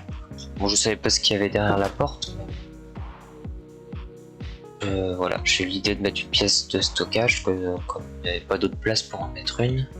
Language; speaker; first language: French; native; French